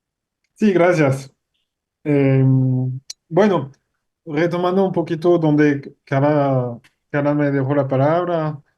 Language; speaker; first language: Spanish; non-native, fluent; French